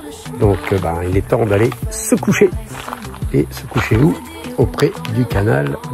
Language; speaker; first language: French; native; French